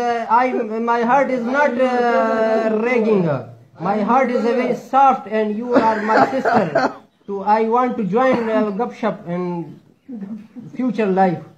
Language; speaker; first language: English; non-native, learner; Urdu